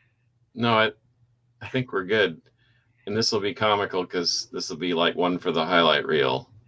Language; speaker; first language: English; native; English